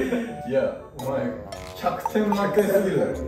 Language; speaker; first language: Japanese; native; Japanese